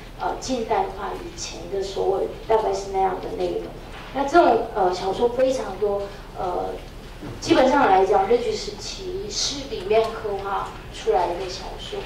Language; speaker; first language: Chinese; non-native, fluent; Korean